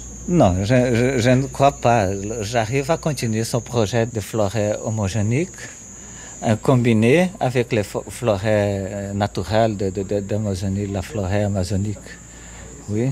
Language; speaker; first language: French; non-native, fluent; Portuguese